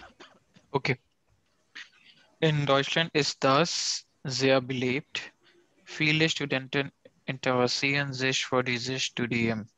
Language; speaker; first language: German; non-native, learner; Urdu